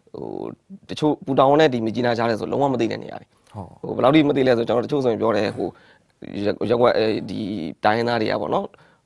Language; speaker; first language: Burmese; native; Burmese